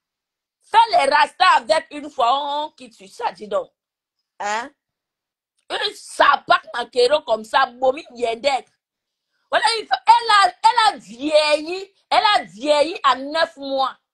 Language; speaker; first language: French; non-native, local second language; Lingala